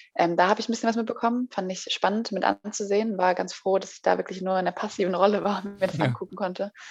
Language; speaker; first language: German; native; German